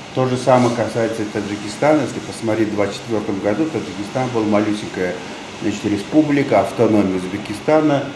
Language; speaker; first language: Russian; non-native, local second language; Tajik